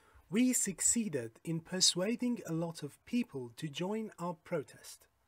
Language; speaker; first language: English; non-native, fluent; Persian